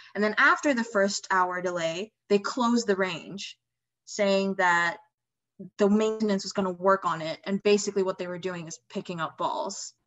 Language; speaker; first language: English; non-native, fluent; Indonesian